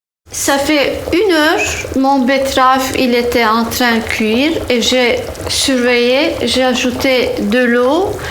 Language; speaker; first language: French; non-native, fluent; Turkish